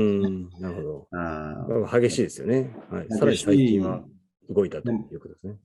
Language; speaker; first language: Japanese; native; Japanese